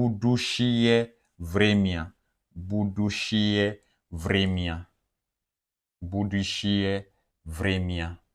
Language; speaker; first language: Russian; non-native, fluent; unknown